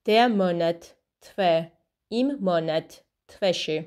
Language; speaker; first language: German; non-native, fluent; Georgian